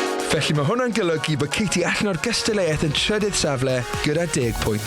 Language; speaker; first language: Welsh; native; Welsh